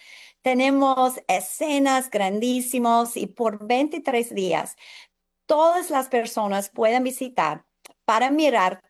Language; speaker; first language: Spanish; non-native, fluent; English